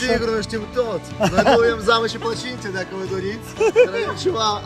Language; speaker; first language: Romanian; non-native, local second language; Russian